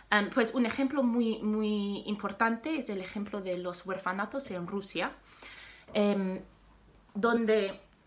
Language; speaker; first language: Spanish; non-native, fluent; English